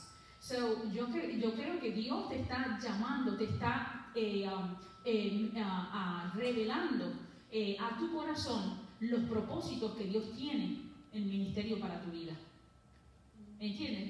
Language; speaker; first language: Spanish; early bilingual, heritage; Spanish